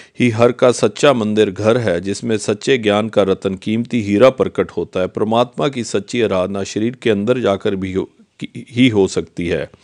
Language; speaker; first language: Hindi; non-native, local second language; Punjabi